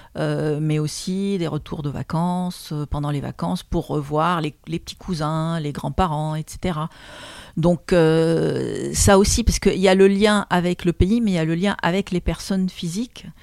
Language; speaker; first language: French; non-native, local second language; Arabic